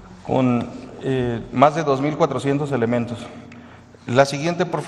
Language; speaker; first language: Spanish; native; Spanish